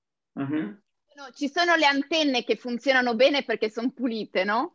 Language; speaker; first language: Italian; native; Italian